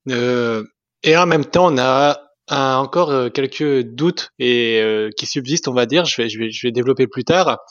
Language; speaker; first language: French; native; French